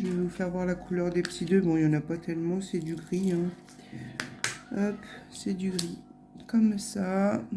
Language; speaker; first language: French; native; French